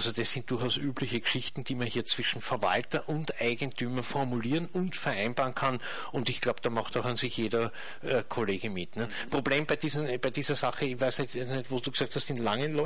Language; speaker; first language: German; native; German